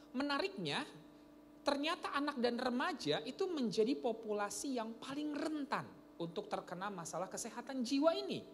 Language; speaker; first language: Indonesian; native; Indonesian